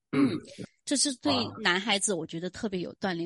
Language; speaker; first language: Chinese; native; Chinese